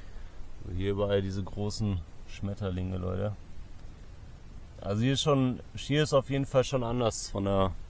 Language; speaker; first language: German; native; German